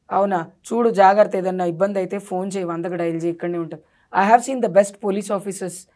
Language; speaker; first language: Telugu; native; Telugu